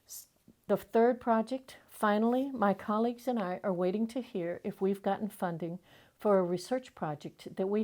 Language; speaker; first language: English; native; English